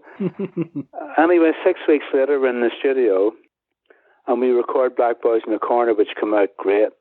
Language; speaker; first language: English; native; English